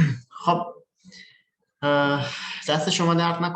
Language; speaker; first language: Persian; early bilingual, other home language; Indonesian